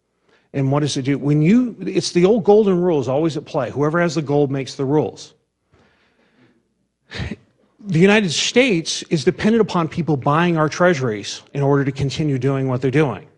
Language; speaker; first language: English; native; English